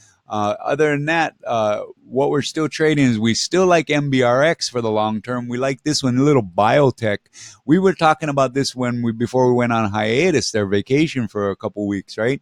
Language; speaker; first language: English; native; English